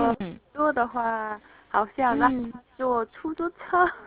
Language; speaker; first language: Chinese; non-native, learner; Korean